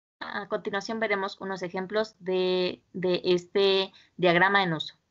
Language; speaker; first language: Spanish; native; Spanish